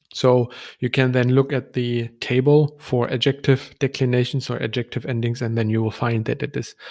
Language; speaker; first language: English; non-native, fluent; German